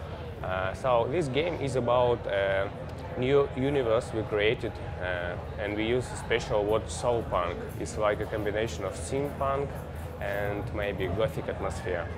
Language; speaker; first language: English; non-native, fluent; Russian